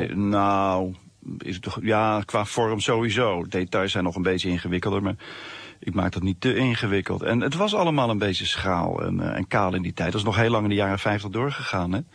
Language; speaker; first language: Dutch; native; Dutch